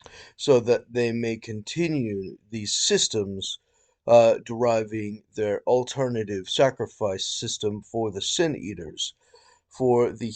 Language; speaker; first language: English; native; English